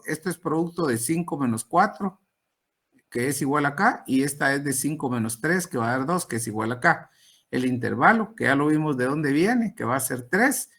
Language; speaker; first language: Spanish; native; Spanish